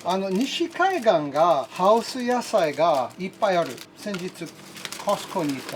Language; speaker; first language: Japanese; non-native, learner; English